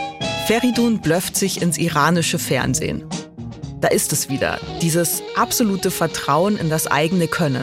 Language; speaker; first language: German; native; German